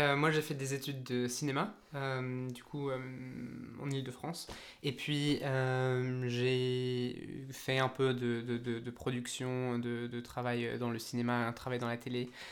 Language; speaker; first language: French; native; French